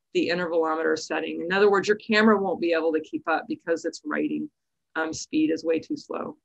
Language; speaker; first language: English; native; English